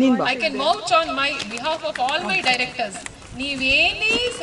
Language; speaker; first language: Kannada; native; Kannada